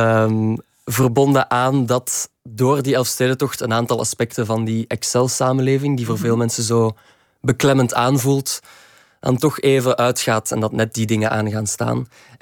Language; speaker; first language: Dutch; native; Dutch